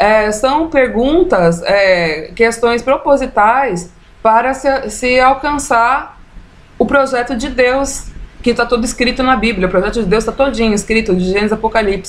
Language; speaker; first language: Portuguese; native; Portuguese